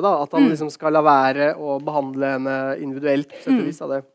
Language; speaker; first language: Norwegian; native; Norwegian